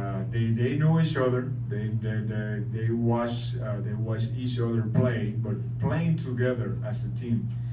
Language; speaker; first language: English; non-native, local second language; Spanish